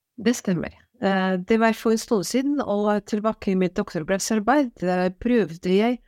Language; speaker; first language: Norwegian; non-native, fluent; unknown